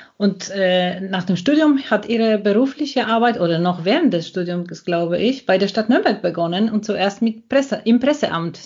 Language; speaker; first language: German; non-native, fluent; Polish